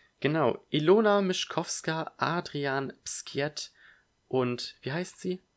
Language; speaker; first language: German; native; German